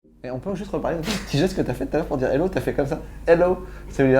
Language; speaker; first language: French; native; French